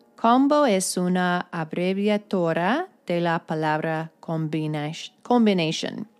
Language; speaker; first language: Spanish; non-native, fluent; English